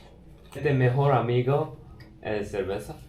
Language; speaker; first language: Spanish; non-native, learner; Korean